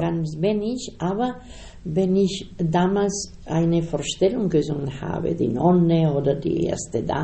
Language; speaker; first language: German; non-native, learner; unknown